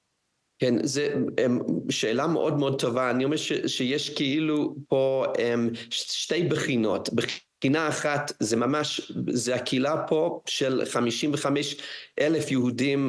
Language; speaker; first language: Hebrew; non-native, fluent; English